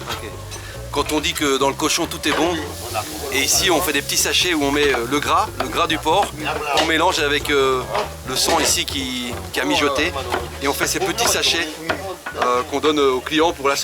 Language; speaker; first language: French; native; French